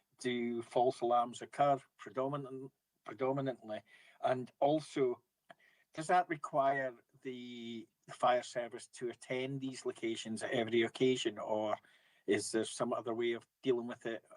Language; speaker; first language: English; native; English